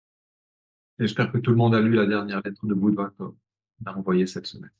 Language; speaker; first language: French; native; French